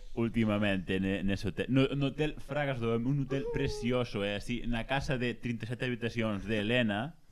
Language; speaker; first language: Galician; native; Galician